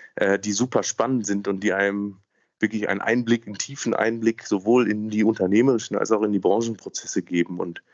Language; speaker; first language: German; native; German